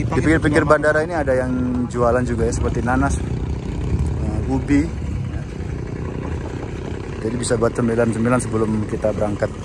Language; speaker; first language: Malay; non-native, local second language; Javanese